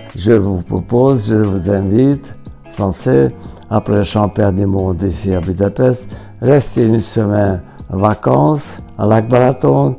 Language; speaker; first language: French; non-native, fluent; Hungarian